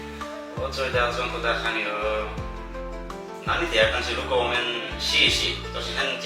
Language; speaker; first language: Chinese; non-native, fluent; Bangla